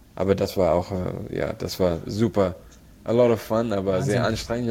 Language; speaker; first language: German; non-native, learner; Arabic